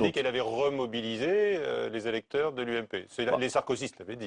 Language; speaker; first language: French; native; French